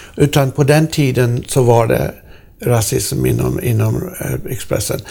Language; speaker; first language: Swedish; non-native, fluent; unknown